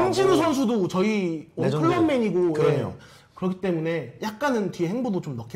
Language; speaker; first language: Korean; native; Korean